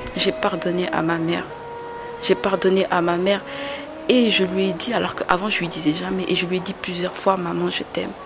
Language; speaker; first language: French; early bilingual, other home language; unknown